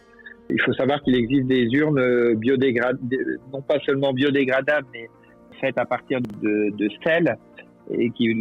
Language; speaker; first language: French; native; French